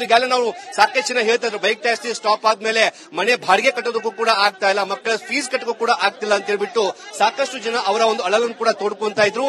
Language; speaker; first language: Kannada; native; Kannada